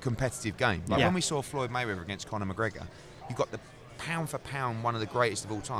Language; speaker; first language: English; native; English